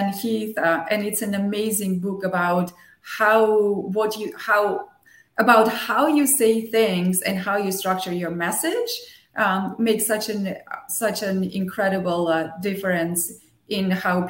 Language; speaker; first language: English; non-native, fluent; Armenian